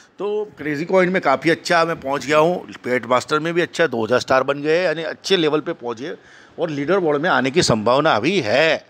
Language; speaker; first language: Hindi; native; Hindi